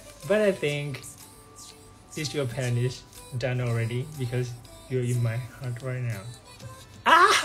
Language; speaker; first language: English; non-native, learner; Thai